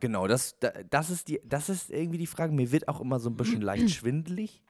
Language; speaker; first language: German; native; German